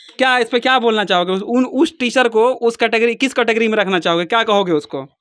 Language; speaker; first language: Hindi; native; Hindi